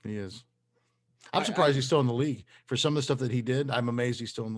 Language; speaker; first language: English; native; English